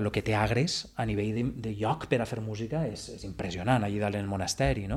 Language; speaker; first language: Catalan; native; Catalan